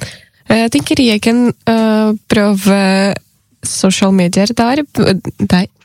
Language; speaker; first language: Norwegian; non-native, learner; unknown